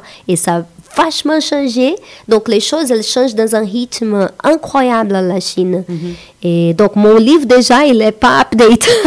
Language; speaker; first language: French; non-native, fluent; Portuguese